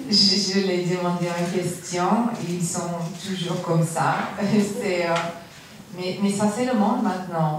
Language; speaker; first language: French; non-native, learner; English